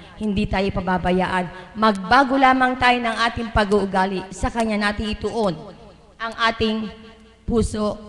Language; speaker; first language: Filipino; native; Filipino